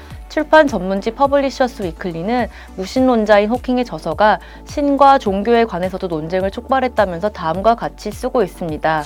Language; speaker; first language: Korean; native; Korean